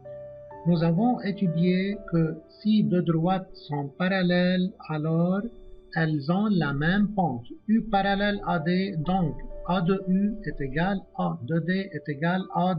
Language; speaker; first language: French; non-native, local second language; Arabic